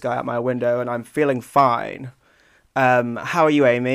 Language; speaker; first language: English; native; English